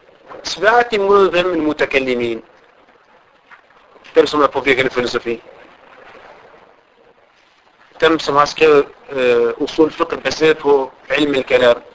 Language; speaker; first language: Danish; non-native, fluent; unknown